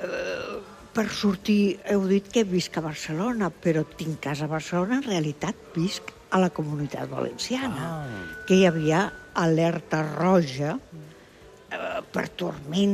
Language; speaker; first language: Catalan; non-native, local second language; Spanish